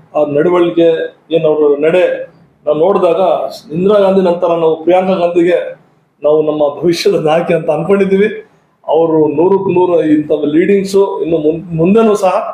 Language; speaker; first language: Kannada; non-native, local second language; Urdu